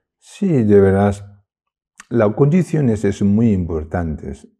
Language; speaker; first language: Spanish; non-native, learner; Tibetan